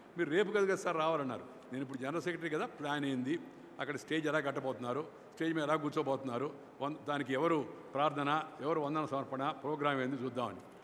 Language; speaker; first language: Telugu; native; Telugu